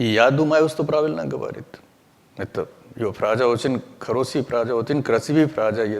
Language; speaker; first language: Russian; non-native, learner; Hindi